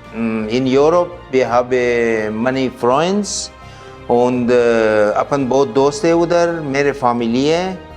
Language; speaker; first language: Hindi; non-native, learner; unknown